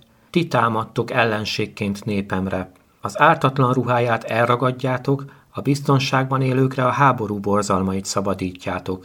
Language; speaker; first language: Hungarian; native; Hungarian